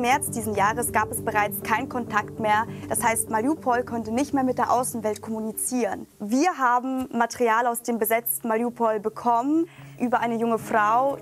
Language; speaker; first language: German; native; German